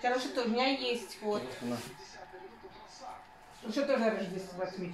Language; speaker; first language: Russian; native; Russian